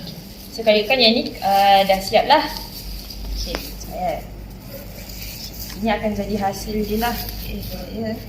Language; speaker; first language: Malay; native; Malay